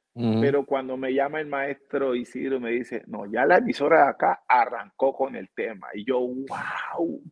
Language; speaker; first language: Spanish; native; Spanish